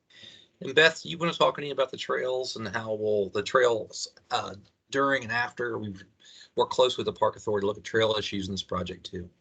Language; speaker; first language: English; native; English